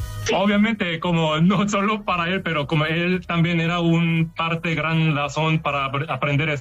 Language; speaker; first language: Spanish; non-native, fluent; Korean